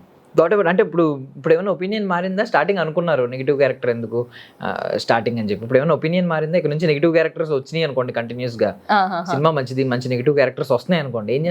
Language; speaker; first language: Telugu; native; Telugu